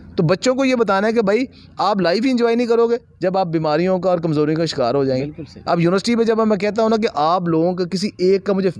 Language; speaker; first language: Urdu; non-native, local second language; Punjabi